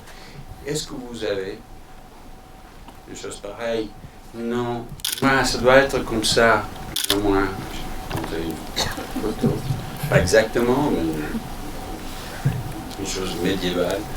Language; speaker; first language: French; non-native, fluent; Danish